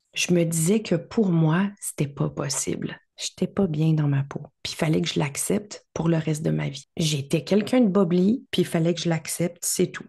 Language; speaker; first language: French; native; French